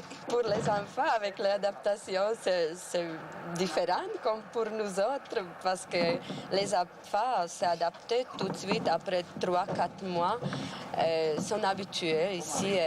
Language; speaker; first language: French; non-native, learner; Slovak